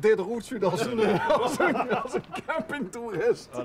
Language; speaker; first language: Dutch; native; Dutch